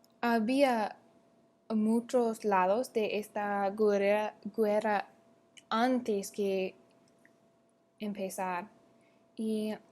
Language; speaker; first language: Spanish; non-native, learner; English